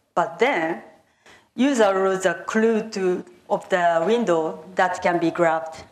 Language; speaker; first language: English; non-native, fluent; Japanese